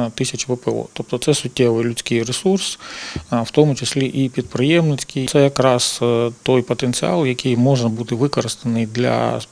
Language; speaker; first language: Ukrainian; native; Ukrainian